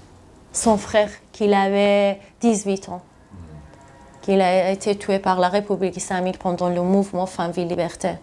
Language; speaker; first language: French; non-native, learner; Persian